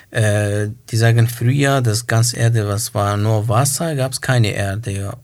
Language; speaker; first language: German; non-native, learner; Kurdish